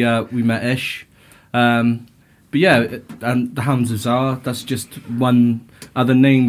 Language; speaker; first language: English; native; English